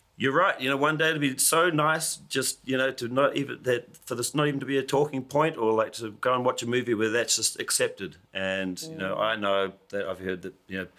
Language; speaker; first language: English; native; English